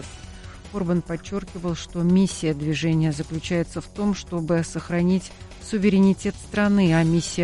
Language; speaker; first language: Russian; native; Russian